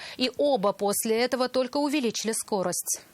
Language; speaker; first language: Russian; native; Russian